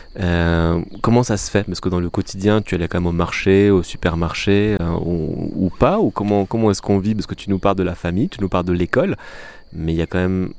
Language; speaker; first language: French; native; French